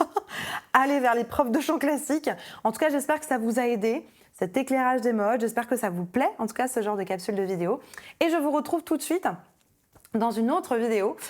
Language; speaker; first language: French; native; French